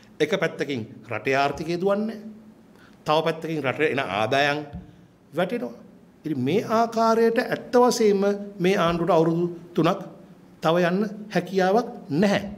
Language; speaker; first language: Sinhala; native; Sinhala